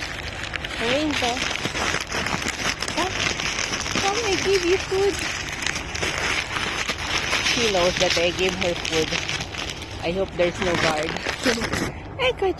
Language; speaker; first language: English; non-native, local second language; Filipino